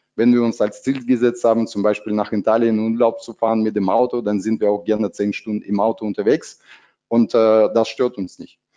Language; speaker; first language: German; non-native, fluent; Russian